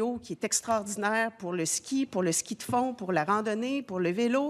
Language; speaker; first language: French; native; French